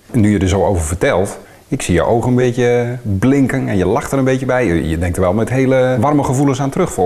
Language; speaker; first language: Dutch; native; Dutch